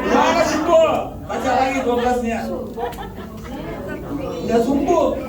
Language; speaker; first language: Indonesian; non-native, learner; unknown